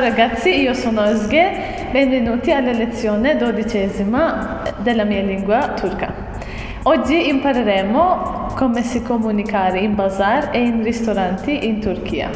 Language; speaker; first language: Italian; non-native, fluent; Turkish